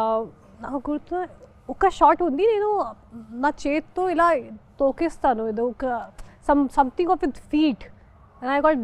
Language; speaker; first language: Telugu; non-native, local second language; Hindi